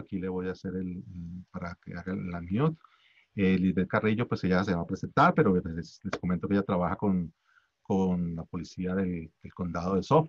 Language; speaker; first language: Spanish; native; Spanish